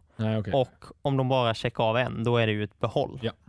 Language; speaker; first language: Swedish; native; Swedish